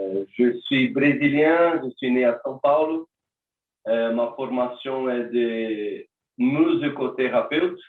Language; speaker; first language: French; non-native, learner; Portuguese